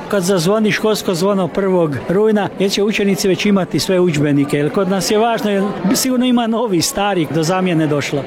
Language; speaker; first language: Croatian; early bilingual, heritage; Croatian